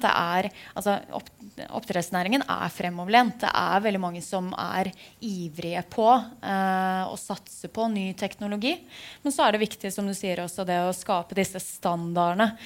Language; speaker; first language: Norwegian; native; Norwegian